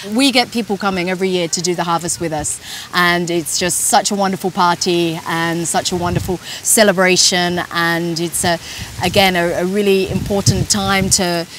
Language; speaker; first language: English; native; English